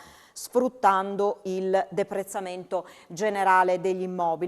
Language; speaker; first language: Italian; native; Italian